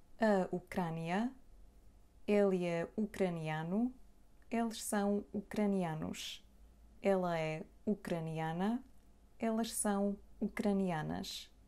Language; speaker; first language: Portuguese; non-native, fluent; Serbian